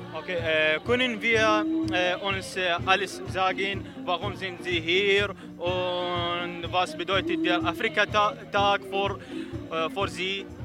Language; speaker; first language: German; non-native, learner; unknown